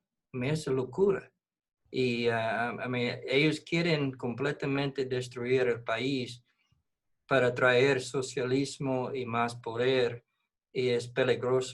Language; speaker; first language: Spanish; non-native, fluent; English